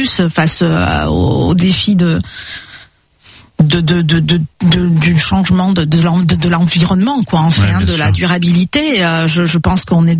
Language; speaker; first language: French; native; French